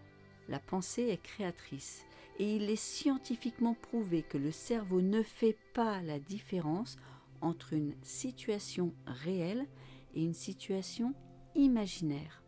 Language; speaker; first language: French; native; French